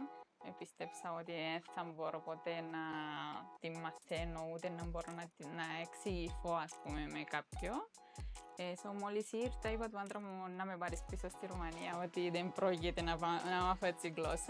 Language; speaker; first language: Greek; non-native, fluent; Romanian